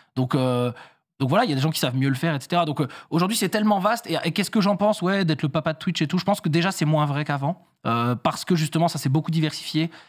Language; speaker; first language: French; native; French